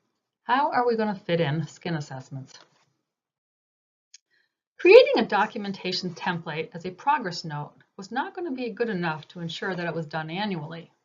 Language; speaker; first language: English; native; English